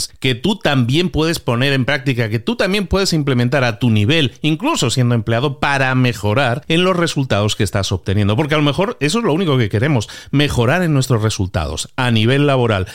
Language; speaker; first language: Spanish; native; Spanish